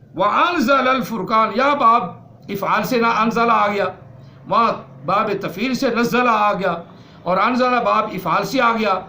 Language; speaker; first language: Urdu; non-native, local second language; Punjabi